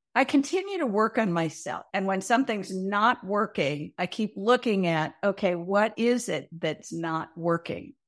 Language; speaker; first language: English; native; English